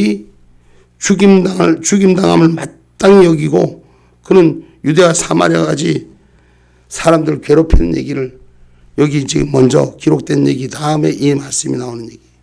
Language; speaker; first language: Korean; native; Korean